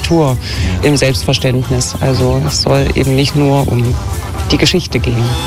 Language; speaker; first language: German; native; German